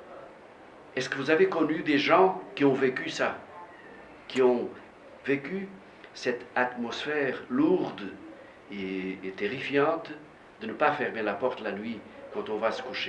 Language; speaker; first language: French; non-native, fluent; Portuguese